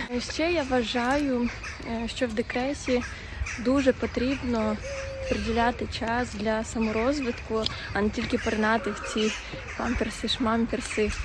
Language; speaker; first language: Ukrainian; non-native, local second language; Russian